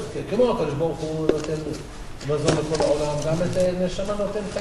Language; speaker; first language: Hebrew; non-native, fluent; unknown